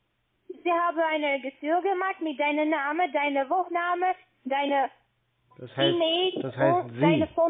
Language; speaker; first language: German; non-native, learner; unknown